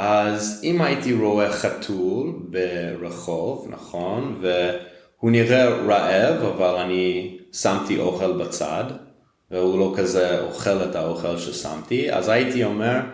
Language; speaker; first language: Hebrew; non-native, fluent; English